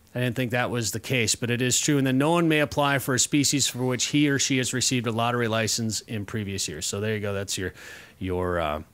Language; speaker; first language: English; native; English